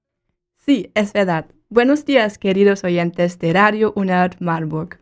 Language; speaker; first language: Spanish; non-native, learner; German